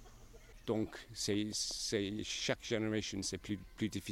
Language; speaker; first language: French; non-native, learner; English